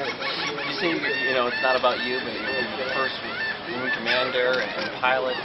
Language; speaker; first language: English; native; English